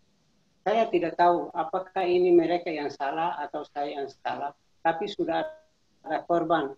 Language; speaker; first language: Indonesian; non-native, local second language; Tetum